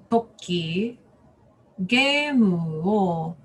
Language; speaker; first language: Japanese; non-native, learner; English